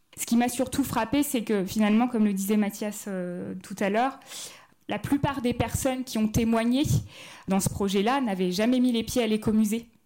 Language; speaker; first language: French; native; French